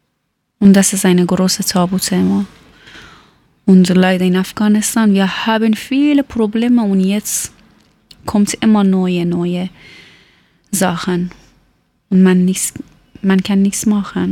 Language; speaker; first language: German; non-native, learner; Persian